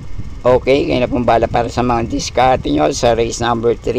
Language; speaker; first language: Filipino; native; Filipino